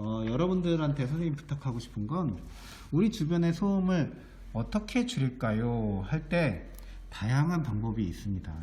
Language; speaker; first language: Korean; native; Korean